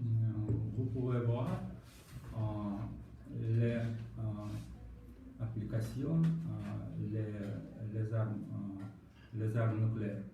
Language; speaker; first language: French; non-native, learner; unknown